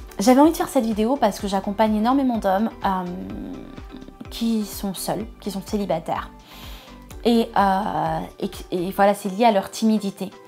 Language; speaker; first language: French; native; French